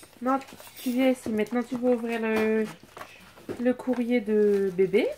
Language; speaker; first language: French; native; French